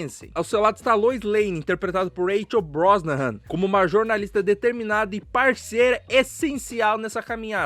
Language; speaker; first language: Portuguese; native; Portuguese